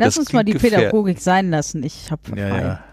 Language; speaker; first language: German; native; German